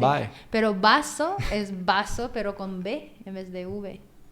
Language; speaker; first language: Spanish; non-native, fluent; Filipino